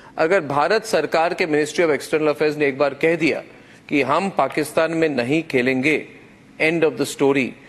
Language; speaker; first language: Hindi; native; Hindi